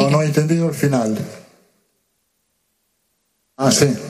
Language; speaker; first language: Portuguese; non-native, learner; Spanish